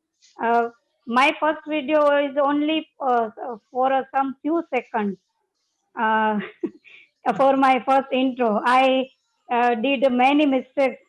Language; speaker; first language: English; non-native, learner; Gujarati